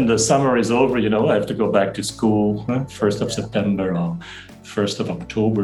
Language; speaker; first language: English; non-native, fluent; Dutch